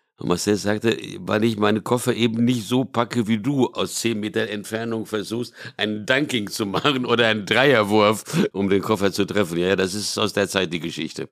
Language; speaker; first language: German; early bilingual, other home language; Hungarian